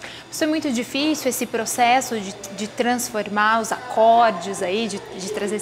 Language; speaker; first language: Portuguese; native; Portuguese